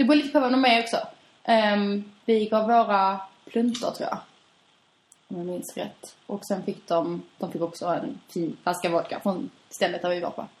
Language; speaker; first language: Swedish; native; Swedish